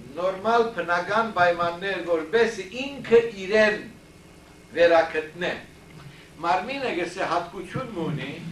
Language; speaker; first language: Armenian; early bilingual, heritage; Armenian